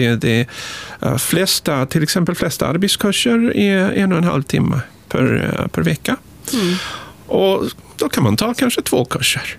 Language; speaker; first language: Swedish; early bilingual, other home language; Spanish